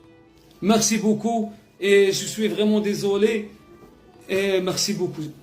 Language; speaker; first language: French; non-native, learner; Arabic